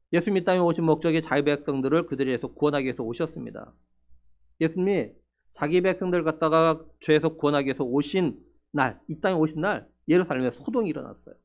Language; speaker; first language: Korean; native; Korean